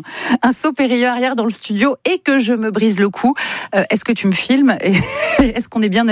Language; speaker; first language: French; native; French